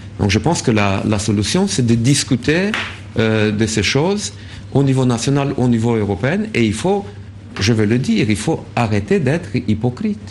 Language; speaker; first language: French; non-native, fluent; Romanian